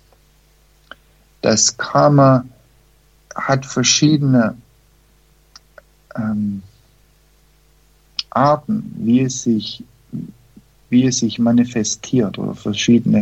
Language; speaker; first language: German; early bilingual, heritage; German